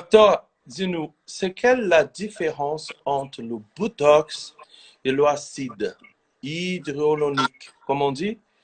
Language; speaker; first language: French; non-native, fluent; Portuguese